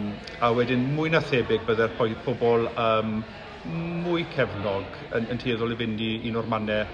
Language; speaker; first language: Welsh; native; Welsh